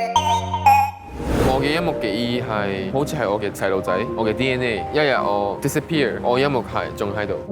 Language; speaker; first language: Cantonese; non-native, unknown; Japanese